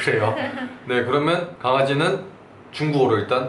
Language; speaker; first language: Korean; native; Korean